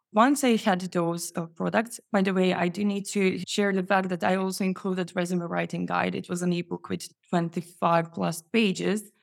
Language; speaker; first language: English; non-native, fluent; Croatian